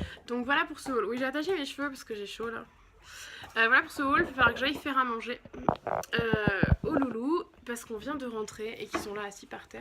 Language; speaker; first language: French; native; French